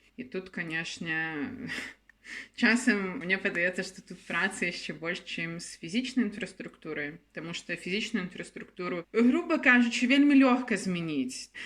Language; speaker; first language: Belarusian; native; Belarusian